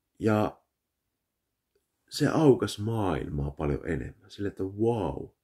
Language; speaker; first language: Finnish; early bilingual, heritage; Finnish